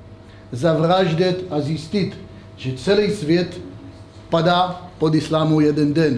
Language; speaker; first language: Czech; non-native, fluent; Hebrew